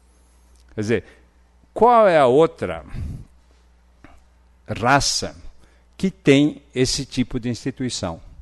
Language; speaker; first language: Portuguese; early bilingual, other home language; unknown